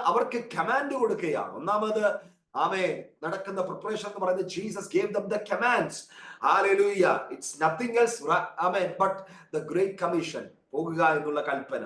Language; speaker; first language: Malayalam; early bilingual, heritage; Malayalam